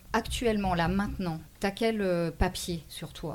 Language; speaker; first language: French; native; French